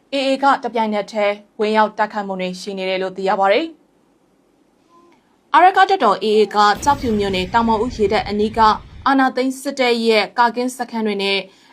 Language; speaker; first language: Burmese; native; Burmese